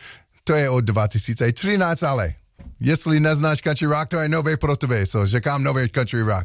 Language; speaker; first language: Czech; non-native, learner; English